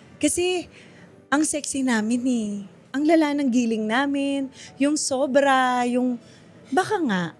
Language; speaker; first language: Filipino; native; Filipino